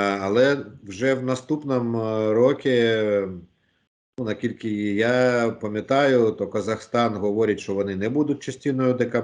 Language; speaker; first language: Ukrainian; non-native, local second language; Russian